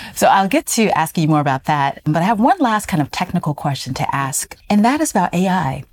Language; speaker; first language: English; native; English